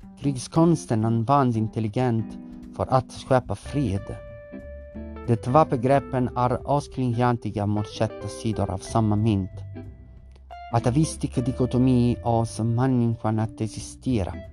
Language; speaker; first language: Swedish; non-native, learner; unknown